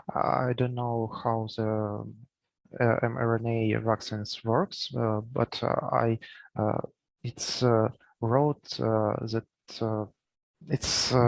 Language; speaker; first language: English; non-native, learner; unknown